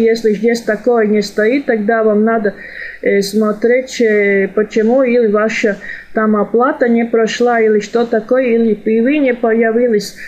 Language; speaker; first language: Russian; non-native, fluent; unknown